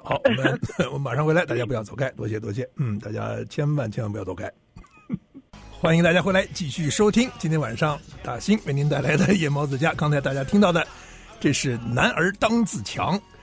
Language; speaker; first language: Chinese; native; Chinese